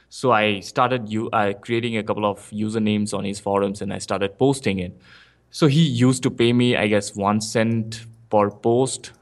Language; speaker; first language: English; non-native, local second language; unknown